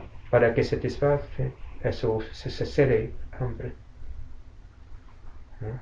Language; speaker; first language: Spanish; non-native, fluent; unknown